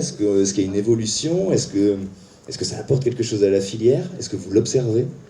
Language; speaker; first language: French; native; French